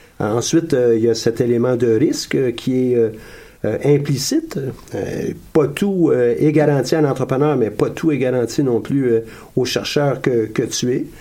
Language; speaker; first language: French; native; French